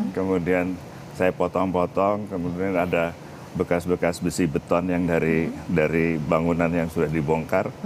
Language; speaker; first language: Indonesian; native; Indonesian